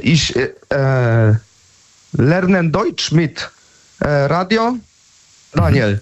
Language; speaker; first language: German; non-native, learner; Polish